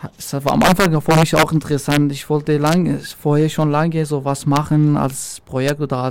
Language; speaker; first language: German; non-native, local second language; Arabic